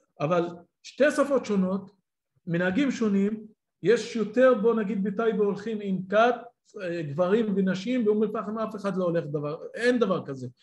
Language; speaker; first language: Hebrew; non-native, local second language; Arabic